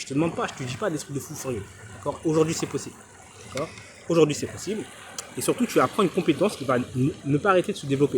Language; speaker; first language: French; native; French